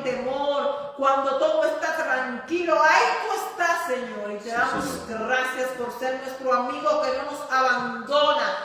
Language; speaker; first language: Spanish; native; Spanish